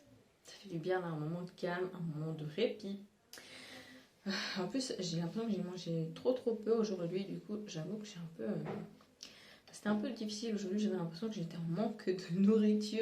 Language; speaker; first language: French; native; French